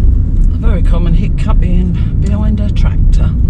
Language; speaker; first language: English; native; English